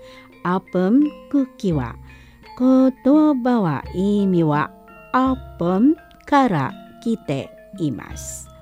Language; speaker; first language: Japanese; non-native, fluent; Indonesian